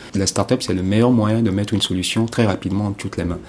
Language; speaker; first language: French; non-native, local second language; Ewe